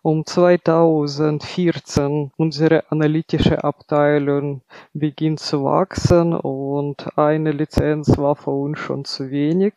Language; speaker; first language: German; non-native, fluent; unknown